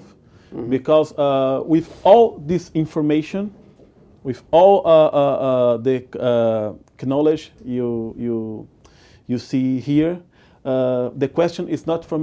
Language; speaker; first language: English; non-native, learner; Portuguese